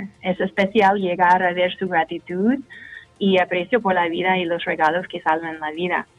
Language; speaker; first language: Spanish; non-native, fluent; English